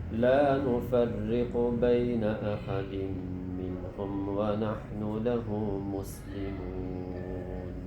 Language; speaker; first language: Arabic; non-native, fluent; Malay